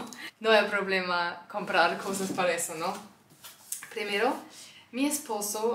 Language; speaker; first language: Spanish; non-native, learner; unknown